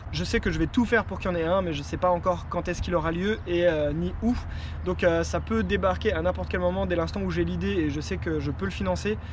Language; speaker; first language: French; native; French